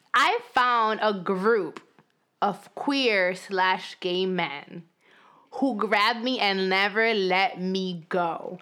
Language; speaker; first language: English; early bilingual, other home language; Spanish